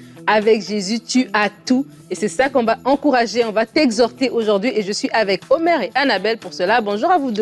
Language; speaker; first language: French; native; French